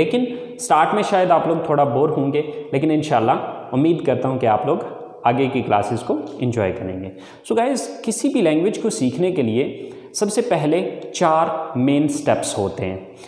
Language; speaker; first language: Urdu; native; Urdu